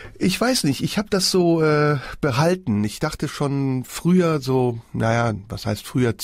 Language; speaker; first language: German; early bilingual, other home language; Turkish